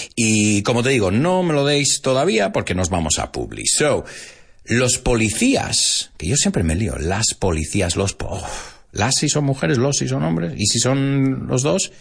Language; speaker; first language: Spanish; non-native, fluent; English